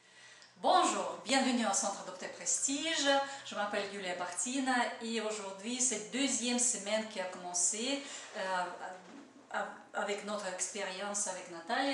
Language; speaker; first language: French; non-native, learner; Russian